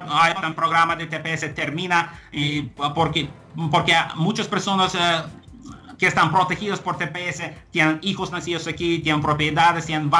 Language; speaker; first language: Spanish; non-native, fluent; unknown